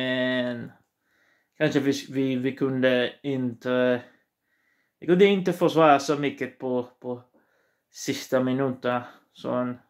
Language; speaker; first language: Swedish; non-native, learner; Portuguese